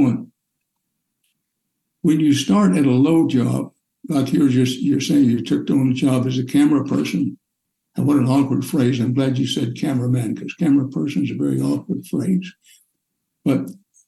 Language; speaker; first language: English; native; English